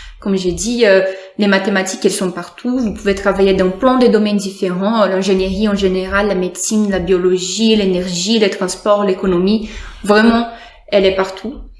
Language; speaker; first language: French; non-native, fluent; Portuguese